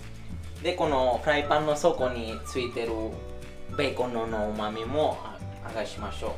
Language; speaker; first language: Japanese; non-native, fluent; Italian